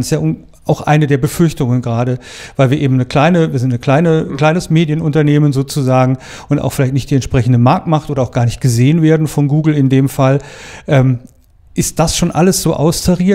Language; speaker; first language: German; native; German